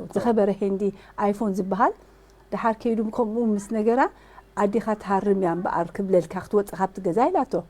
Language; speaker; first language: Tigrinya; early bilingual, heritage; Tigrinya